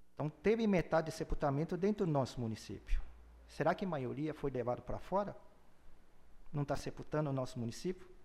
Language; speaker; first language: Portuguese; early bilingual, other home language; Chinese